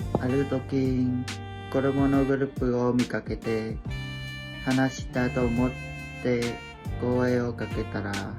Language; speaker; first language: Japanese; non-native, learner; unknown